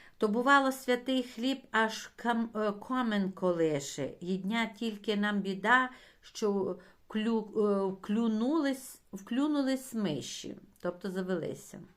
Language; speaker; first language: Ukrainian; native; Ukrainian